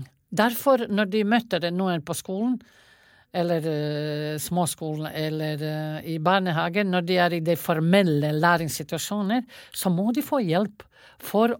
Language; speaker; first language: Norwegian; non-native, fluent; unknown